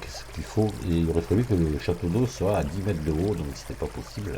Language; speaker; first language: French; native; French